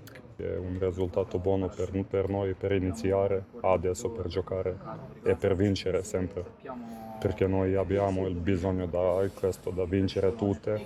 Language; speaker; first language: Italian; non-native, learner; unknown